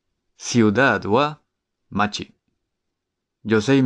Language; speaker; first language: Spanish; non-native, fluent; Japanese